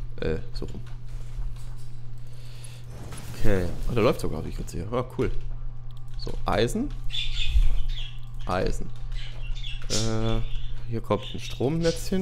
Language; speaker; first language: German; native; German